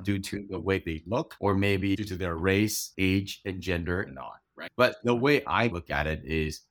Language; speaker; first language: English; early bilingual, other home language; Chinese